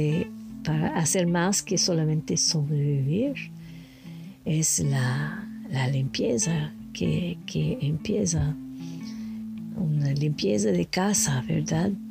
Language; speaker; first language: Spanish; non-native, learner; French